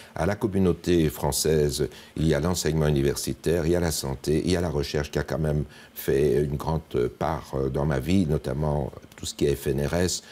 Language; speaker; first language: French; native; French